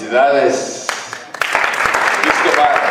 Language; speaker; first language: Spanish; non-native, learner; English